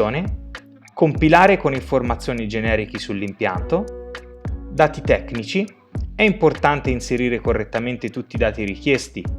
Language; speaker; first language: Italian; native; Italian